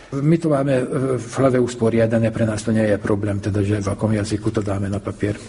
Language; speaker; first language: Slovak; early bilingual, heritage; Slovak